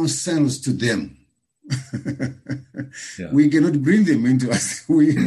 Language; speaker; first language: English; non-native, local second language; Shona